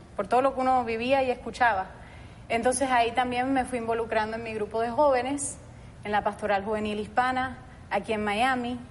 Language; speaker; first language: Spanish; early bilingual, heritage; Spanish